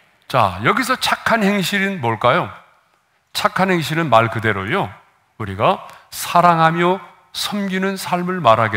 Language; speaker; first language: Korean; native; Korean